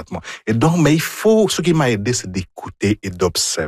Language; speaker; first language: French; non-native, fluent; Igbo